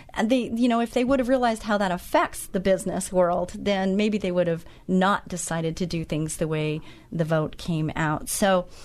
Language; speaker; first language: English; native; English